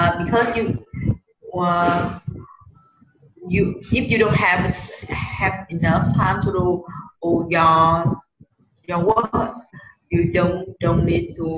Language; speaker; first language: English; non-native, learner; Vietnamese